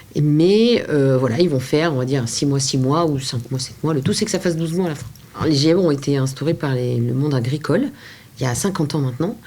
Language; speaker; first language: French; native; French